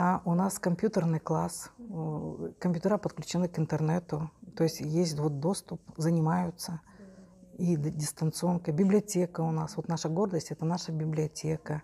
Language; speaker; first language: Russian; native; Russian